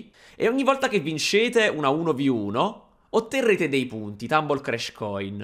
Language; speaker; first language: Italian; native; Italian